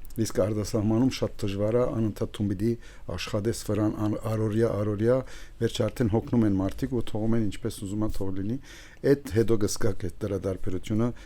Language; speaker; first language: Armenian; early bilingual, heritage; Armenian